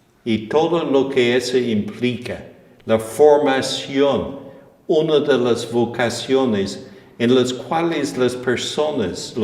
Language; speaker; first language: Spanish; non-native, fluent; English